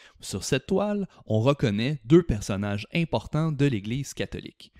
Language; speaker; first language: French; native; French